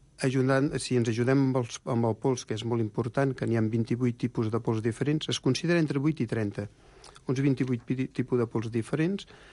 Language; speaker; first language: Catalan; native; Catalan